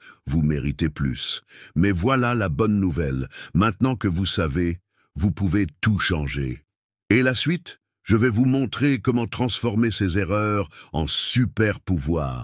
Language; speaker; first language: French; native; French